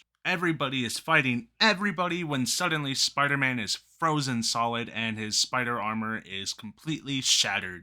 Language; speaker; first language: English; native; English